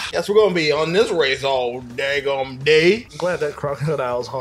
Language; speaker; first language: English; native; English